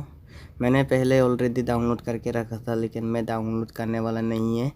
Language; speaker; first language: Hindi; non-native, local second language; Assamese